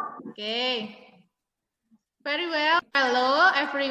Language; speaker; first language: English; non-native, fluent; Indonesian